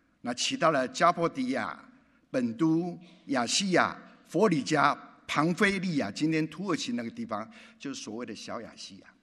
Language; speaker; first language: Chinese; native; Chinese